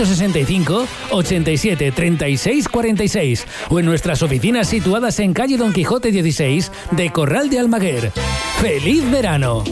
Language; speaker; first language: Spanish; native; Spanish